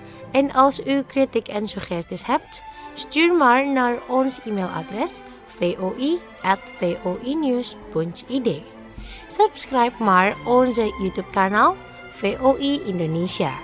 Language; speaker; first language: Dutch; non-native, learner; Indonesian